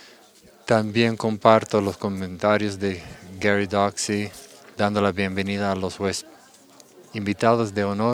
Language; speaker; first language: Spanish; non-native, fluent; English